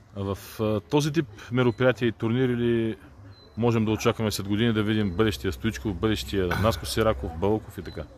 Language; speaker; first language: Bulgarian; native; Bulgarian